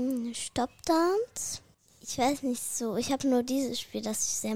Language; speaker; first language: German; early bilingual, other home language; Arabic